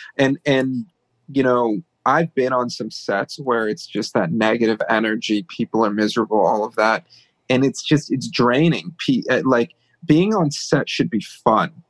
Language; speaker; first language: English; native; English